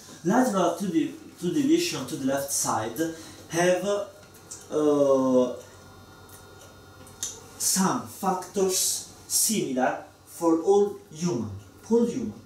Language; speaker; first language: English; non-native, learner; Italian